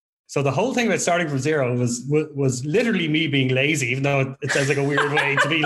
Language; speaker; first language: English; native; English